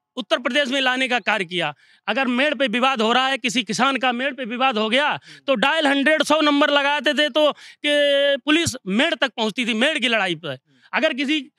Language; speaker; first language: Hindi; native; Hindi